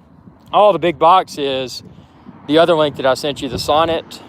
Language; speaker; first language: English; native; English